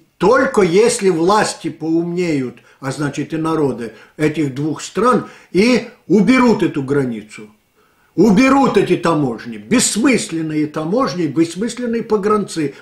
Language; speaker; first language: Russian; non-native, local second language; Ukrainian